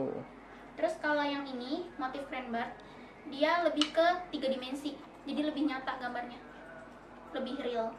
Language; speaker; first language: Indonesian; native; Indonesian